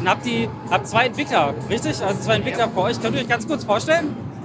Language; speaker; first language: German; native; German